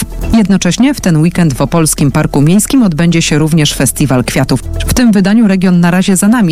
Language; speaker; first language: Polish; native; Polish